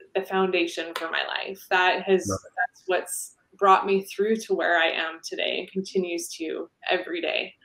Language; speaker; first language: English; native; English